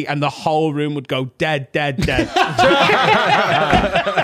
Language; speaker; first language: English; native; English